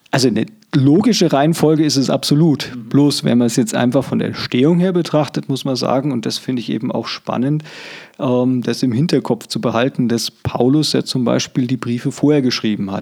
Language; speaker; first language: German; native; German